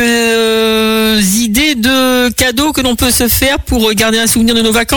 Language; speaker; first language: French; native; French